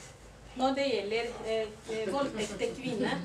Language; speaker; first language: Norwegian; non-native, learner; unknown